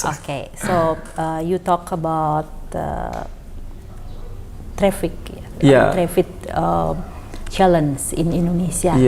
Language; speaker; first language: English; non-native, fluent; Indonesian